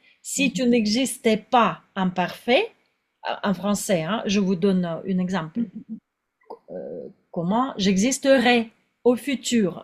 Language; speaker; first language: French; non-native, fluent; Russian